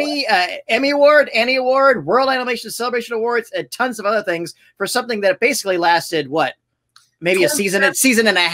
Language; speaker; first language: English; native; English